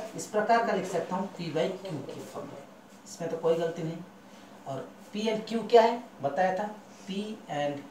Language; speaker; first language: Hindi; non-native, local second language; Bangla